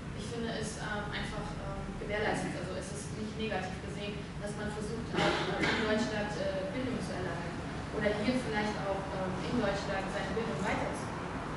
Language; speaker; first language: German; early bilingual, other home language; Armenian